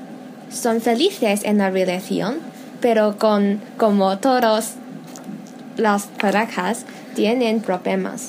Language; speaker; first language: Spanish; non-native, learner; English